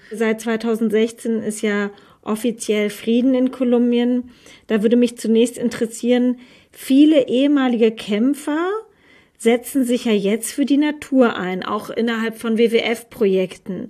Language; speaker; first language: German; native; German